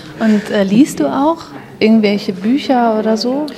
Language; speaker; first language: German; native; German